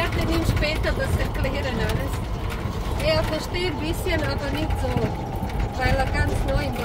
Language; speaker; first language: German; non-native, fluent; Bosnian